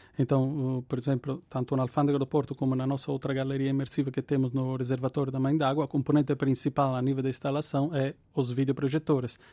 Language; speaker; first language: Portuguese; non-native, fluent; Italian